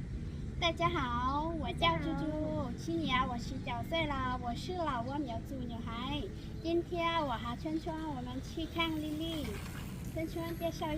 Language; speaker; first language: Chinese; non-native, learner; Hmong